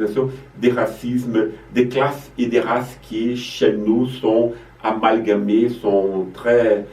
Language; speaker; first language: French; non-native, fluent; Portuguese